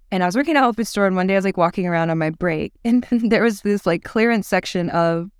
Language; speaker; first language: English; native; English